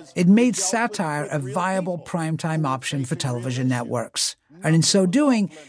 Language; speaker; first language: English; native; English